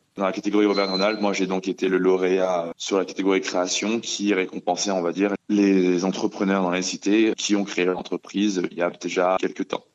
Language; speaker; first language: French; native; French